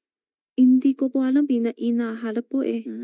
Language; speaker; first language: Filipino; non-native, learner; Chinese